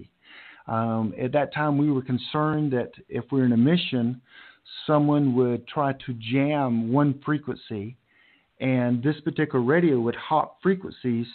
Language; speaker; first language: English; native; English